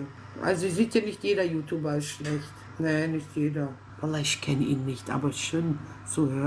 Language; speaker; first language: German; native; German